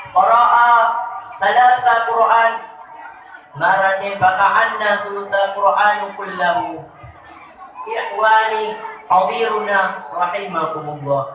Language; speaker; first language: Arabic; non-native, learner; Achinese